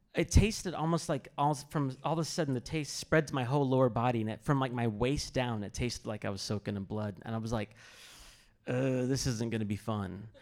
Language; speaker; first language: English; native; English